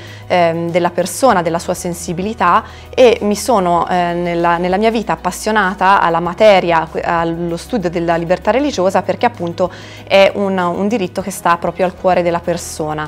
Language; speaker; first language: Italian; native; Italian